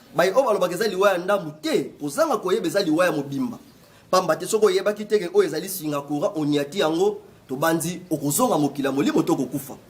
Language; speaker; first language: Lingala; native; Lingala